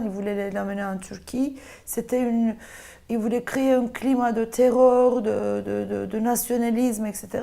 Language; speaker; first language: French; non-native, fluent; Turkish